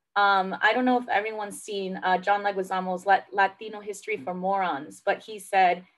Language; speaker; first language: English; native; English